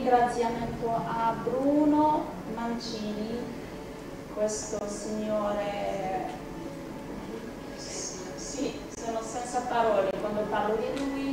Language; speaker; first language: Italian; non-native, fluent; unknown